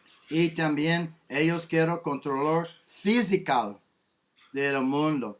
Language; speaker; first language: Spanish; non-native, learner; English